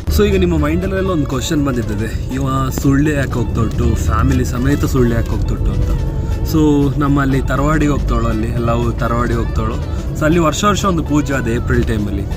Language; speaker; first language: Kannada; native; Kannada